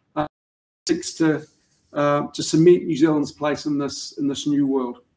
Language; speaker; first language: English; native; English